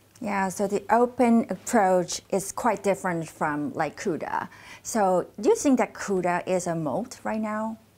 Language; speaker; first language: English; non-native, fluent; Chinese